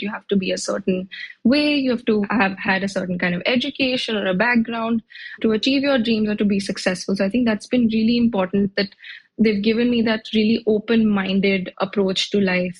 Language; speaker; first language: English; non-native, local second language; Hindi